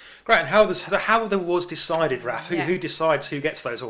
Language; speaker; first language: English; native; English